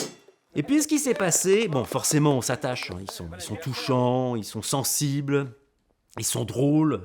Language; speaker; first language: French; native; French